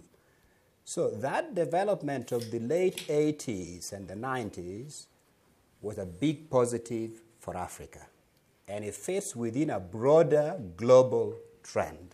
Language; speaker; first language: English; non-native, local second language; Acoli